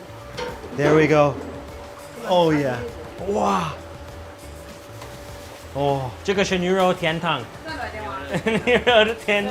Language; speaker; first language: Chinese; non-native, learner; English